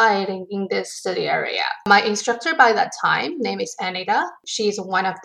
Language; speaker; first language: English; non-native, learner; Chinese